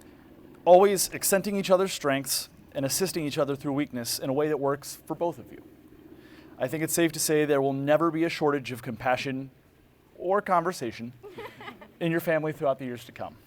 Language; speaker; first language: English; native; English